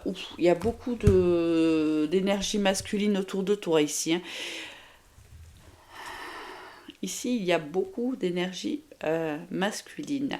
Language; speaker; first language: French; native; French